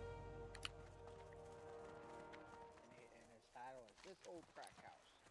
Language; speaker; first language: English; native; English